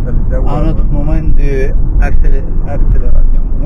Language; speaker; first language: French; non-native, learner; Spanish